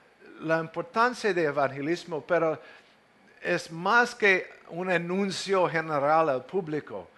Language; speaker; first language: Spanish; non-native, fluent; English